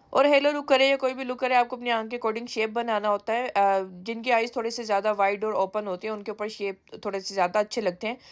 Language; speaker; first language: Urdu; native; Urdu